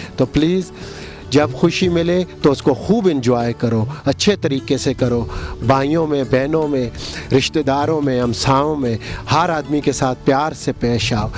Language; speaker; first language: Urdu; non-native, local second language; Northern Hindko